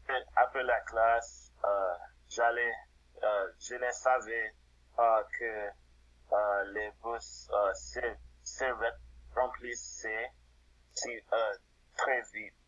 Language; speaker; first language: French; non-native, learner; English